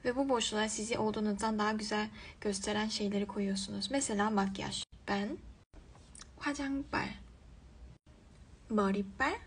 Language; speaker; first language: Turkish; non-native, fluent; Korean